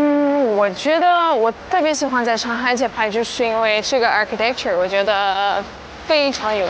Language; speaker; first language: Chinese; non-native, fluent; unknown